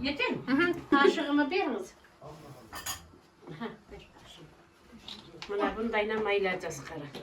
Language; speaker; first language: Turkish; native; Turkish